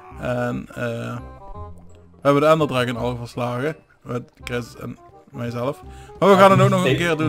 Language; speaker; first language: Dutch; native; Dutch